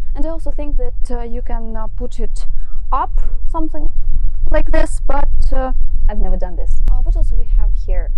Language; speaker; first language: English; non-native, fluent; Russian